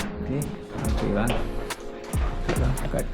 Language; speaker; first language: Malay; native; Malay